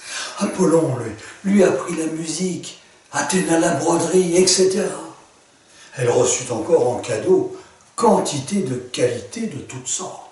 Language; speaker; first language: French; native; French